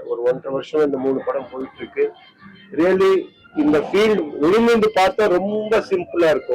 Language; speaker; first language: Tamil; non-native, local second language; Punjabi